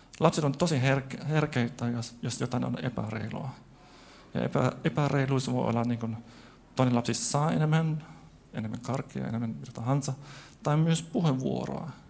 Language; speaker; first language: Finnish; non-native, fluent; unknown